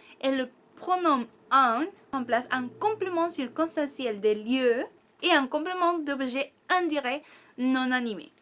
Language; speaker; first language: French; non-native, fluent; Spanish